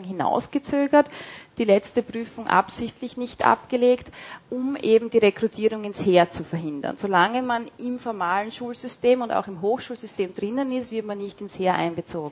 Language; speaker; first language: German; native; German